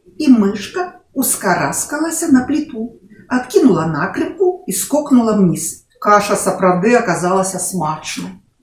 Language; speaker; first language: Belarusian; non-native, local second language; Russian